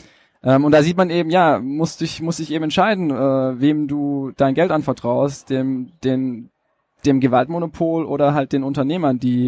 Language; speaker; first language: German; native; German